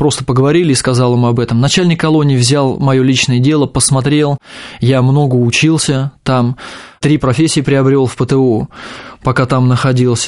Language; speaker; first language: Russian; native; Russian